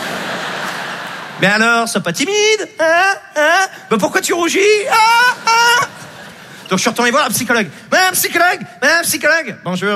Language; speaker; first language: French; native; French